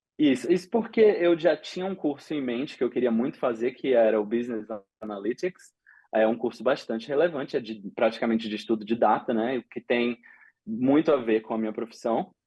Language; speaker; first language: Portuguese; native; Portuguese